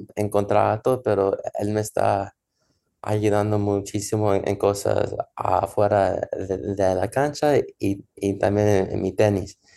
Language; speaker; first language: Spanish; early bilingual, heritage; Spanish